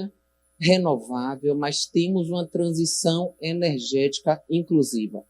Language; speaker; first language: Portuguese; native; Portuguese